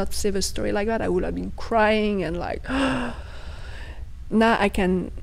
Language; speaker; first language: English; non-native, fluent; French